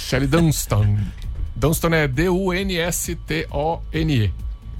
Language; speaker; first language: Portuguese; native; Portuguese